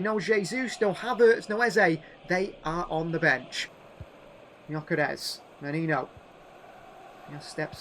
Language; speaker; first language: English; native; English